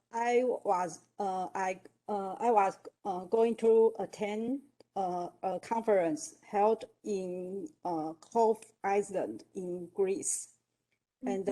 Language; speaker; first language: English; non-native, learner; Chinese